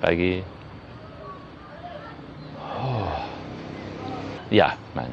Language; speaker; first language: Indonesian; non-native, learner; English